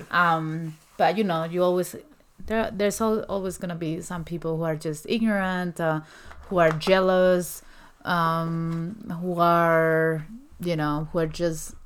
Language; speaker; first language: English; non-native, fluent; Spanish